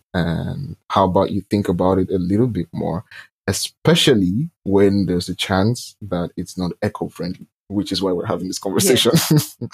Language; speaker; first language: English; non-native, local second language; Yoruba